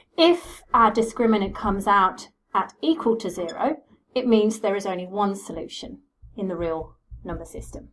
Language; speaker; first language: English; native; English